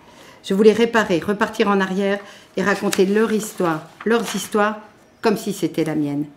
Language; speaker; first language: French; native; French